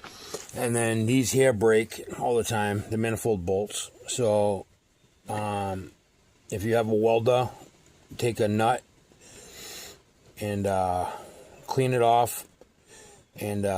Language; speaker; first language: English; native; English